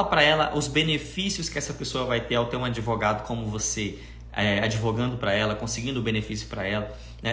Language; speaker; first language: Portuguese; native; Portuguese